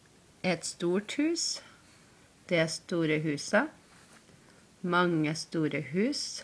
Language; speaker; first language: Norwegian; non-native, learner; English